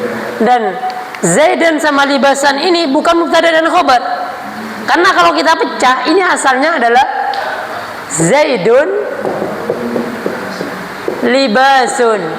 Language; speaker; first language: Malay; non-native, local second language; Javanese